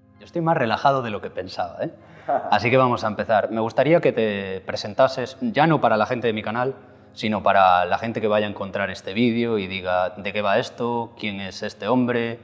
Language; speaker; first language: Spanish; native; Spanish